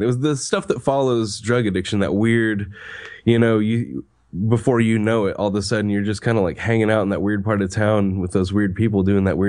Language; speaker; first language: English; native; English